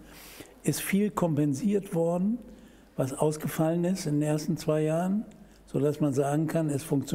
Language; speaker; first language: German; native; German